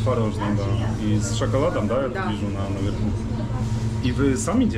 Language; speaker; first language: Russian; non-native, fluent; Polish